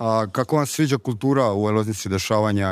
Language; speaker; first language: Serbian; native; Serbian